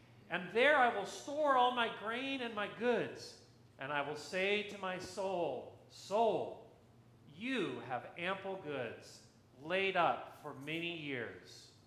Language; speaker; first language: English; native; English